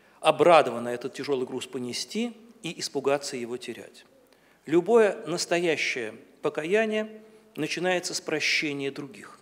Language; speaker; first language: Russian; native; Russian